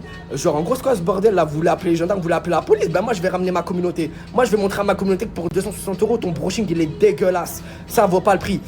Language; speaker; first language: French; native; French